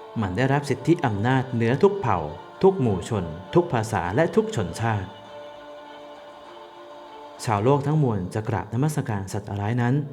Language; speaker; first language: Thai; native; Thai